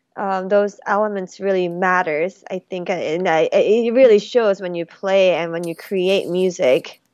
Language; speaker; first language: English; early bilingual, other home language; Korean